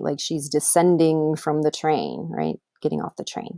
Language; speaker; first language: English; native; English